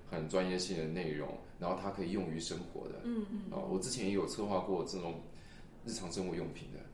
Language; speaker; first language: Chinese; native; Chinese